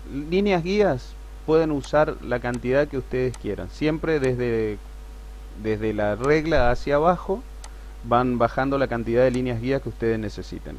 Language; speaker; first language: Spanish; native; Spanish